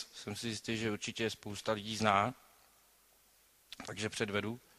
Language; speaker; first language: Czech; native; Czech